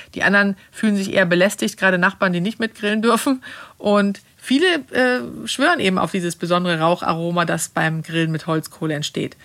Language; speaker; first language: German; non-native, fluent; Swedish